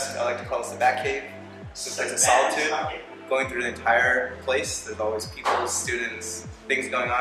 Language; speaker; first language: English; native; English